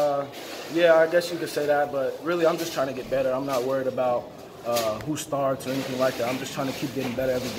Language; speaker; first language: English; native; English